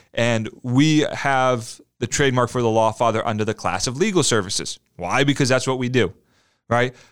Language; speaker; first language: English; native; English